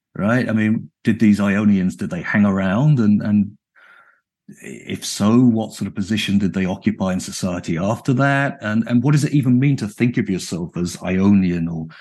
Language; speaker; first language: English; native; English